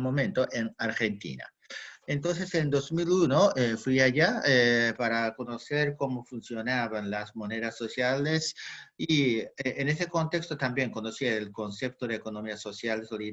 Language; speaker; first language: Spanish; non-native, fluent; Japanese